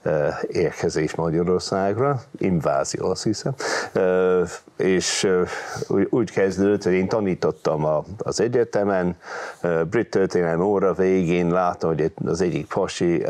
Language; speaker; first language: Hungarian; non-native, fluent; English